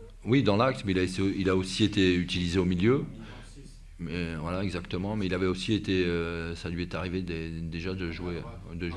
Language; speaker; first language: French; native; French